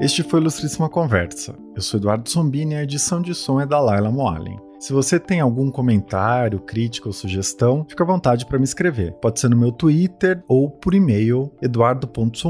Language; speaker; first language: Portuguese; native; Portuguese